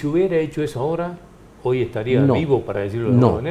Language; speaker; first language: Spanish; native; Spanish